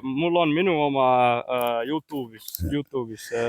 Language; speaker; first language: Estonian; non-native, learner; English